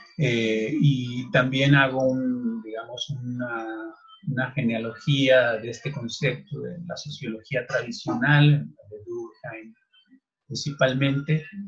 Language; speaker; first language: Spanish; native; Spanish